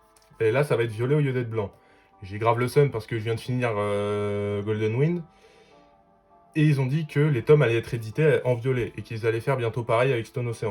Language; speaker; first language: French; native; French